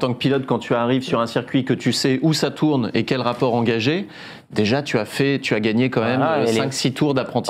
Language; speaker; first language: French; native; French